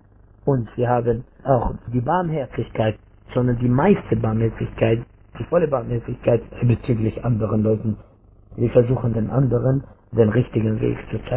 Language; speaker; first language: German; non-native, fluent; Arabic